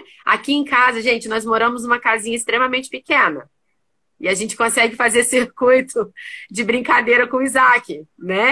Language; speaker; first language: Portuguese; native; Portuguese